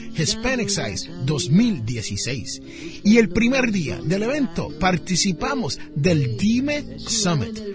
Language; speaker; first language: Spanish; early bilingual, heritage; Spanish